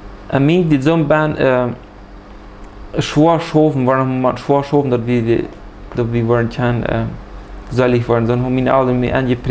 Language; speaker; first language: German; early bilingual, heritage; Plautdietsch